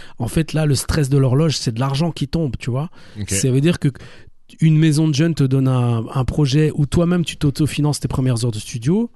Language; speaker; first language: French; native; French